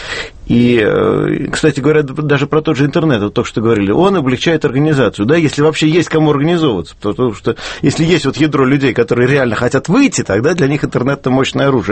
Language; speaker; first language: Russian; native; Russian